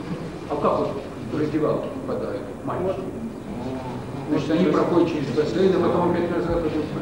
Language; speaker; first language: Russian; native; Russian